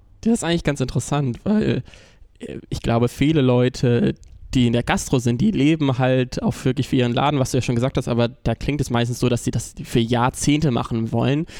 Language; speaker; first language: German; native; German